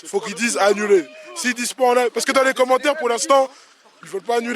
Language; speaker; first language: French; native; French